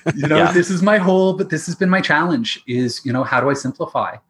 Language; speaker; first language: English; native; English